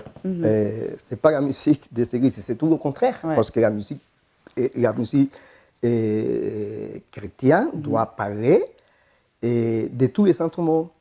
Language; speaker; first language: French; non-native, fluent; Spanish